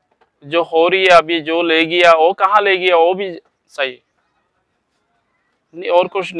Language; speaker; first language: Hindi; non-native, learner; Rohingya